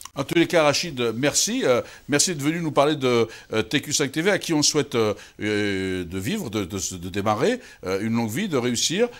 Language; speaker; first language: French; early bilingual, other home language; Kabyle